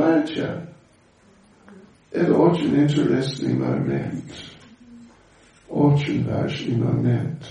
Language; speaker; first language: Russian; non-native, learner; English